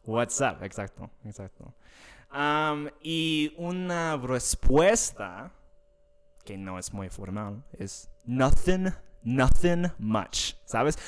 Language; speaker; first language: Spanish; non-native, fluent; English